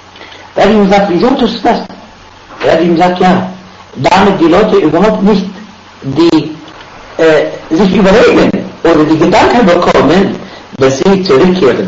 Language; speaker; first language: German; non-native, fluent; Arabic